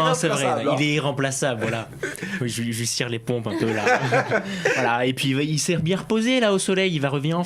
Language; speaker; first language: French; native; French